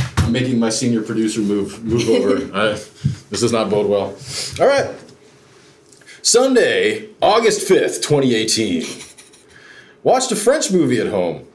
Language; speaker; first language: English; native; English